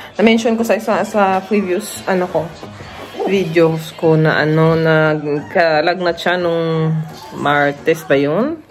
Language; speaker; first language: Filipino; non-native, local second language; Cebuano